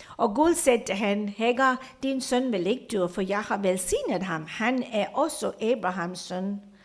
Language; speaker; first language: Danish; non-native, fluent; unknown